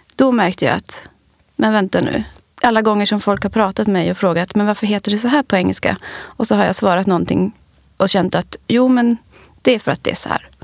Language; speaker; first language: Swedish; early bilingual, other home language; English